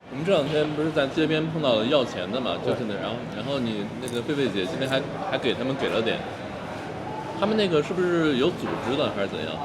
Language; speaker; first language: Chinese; native; Chinese